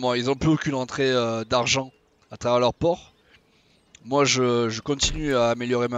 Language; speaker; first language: French; native; French